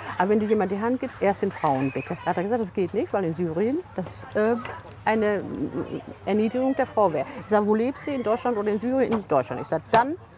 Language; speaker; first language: German; native; German